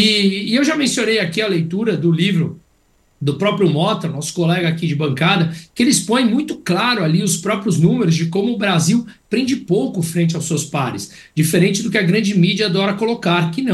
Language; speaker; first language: Portuguese; native; Portuguese